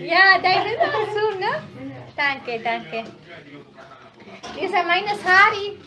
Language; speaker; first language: German; non-native, learner; Tamil